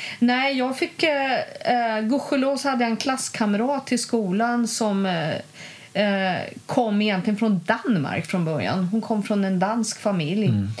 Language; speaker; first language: Swedish; native; Swedish